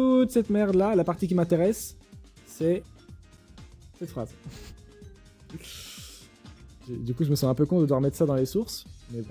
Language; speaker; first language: French; native; French